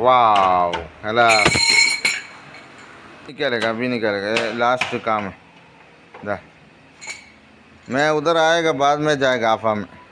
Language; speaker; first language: Hindi; non-native, local second language; Malayalam